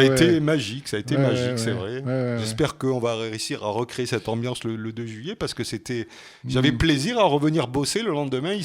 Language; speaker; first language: French; native; French